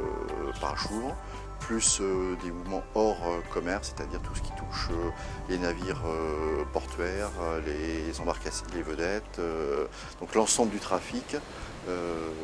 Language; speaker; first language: French; native; French